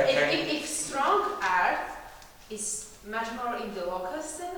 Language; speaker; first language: English; non-native, learner; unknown